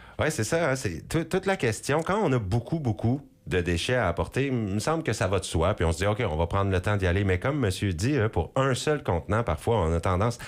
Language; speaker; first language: French; native; French